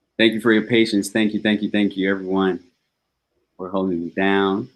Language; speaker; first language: English; early bilingual, other home language; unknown